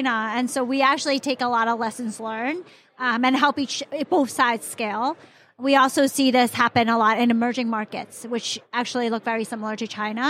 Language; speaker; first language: English; non-native, local second language; Cantonese